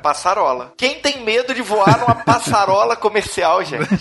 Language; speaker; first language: Portuguese; native; Portuguese